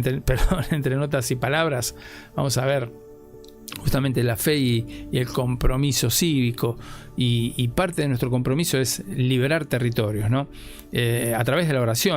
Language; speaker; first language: Spanish; native; Spanish